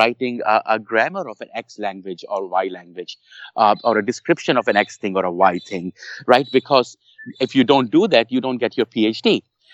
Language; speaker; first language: English; non-native, local second language; Urdu